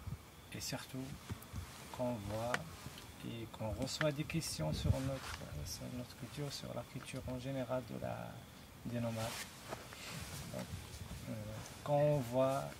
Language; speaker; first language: French; non-native, local second language; Arabic